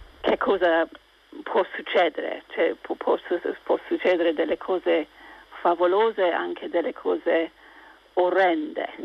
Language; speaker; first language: Italian; non-native, local second language; English